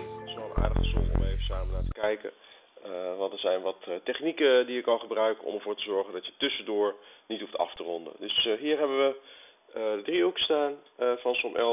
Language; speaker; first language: Dutch; native; Dutch